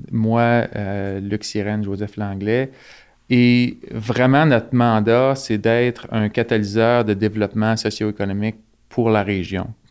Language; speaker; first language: French; native; French